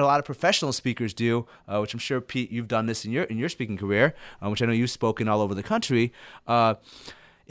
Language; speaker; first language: English; early bilingual, other home language; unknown